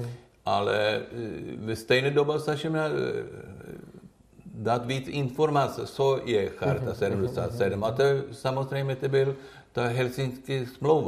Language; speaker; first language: Czech; non-native, learner; Swedish